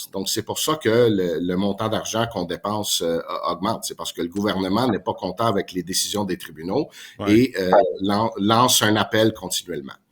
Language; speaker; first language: French; non-native, local second language; English